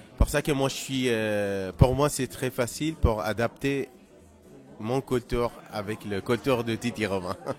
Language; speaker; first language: French; non-native, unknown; Persian